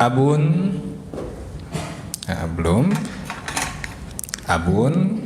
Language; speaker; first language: Indonesian; native; Indonesian